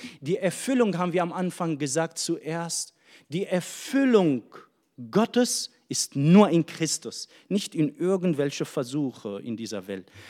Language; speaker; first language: German; non-native, fluent; Arabic